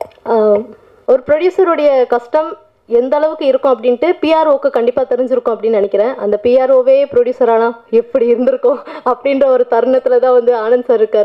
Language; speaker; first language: Tamil; native; Tamil